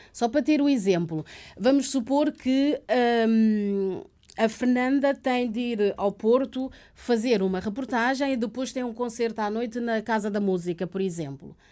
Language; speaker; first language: Portuguese; early bilingual, other home language; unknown